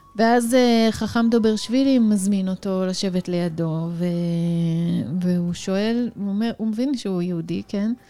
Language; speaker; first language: Hebrew; native; Hebrew